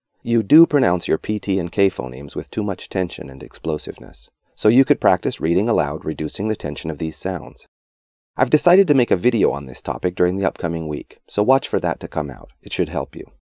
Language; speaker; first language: English; native; English